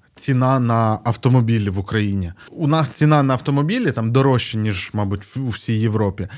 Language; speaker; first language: Ukrainian; native; Ukrainian